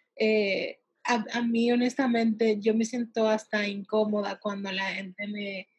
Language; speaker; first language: Spanish; early bilingual, heritage; Spanish